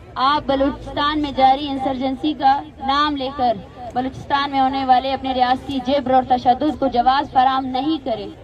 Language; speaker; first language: Urdu; non-native, local second language; Baluchi